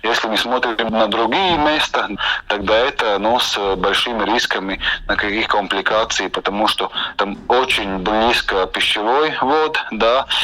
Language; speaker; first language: Russian; non-native, local second language; Latvian